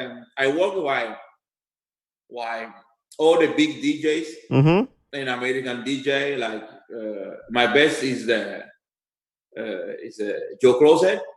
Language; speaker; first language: English; non-native, learner; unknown